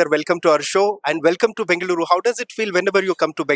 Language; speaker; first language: Hindi; non-native, local second language; Kannada